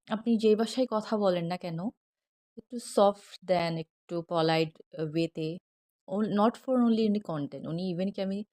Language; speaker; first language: Bangla; non-native, local second language; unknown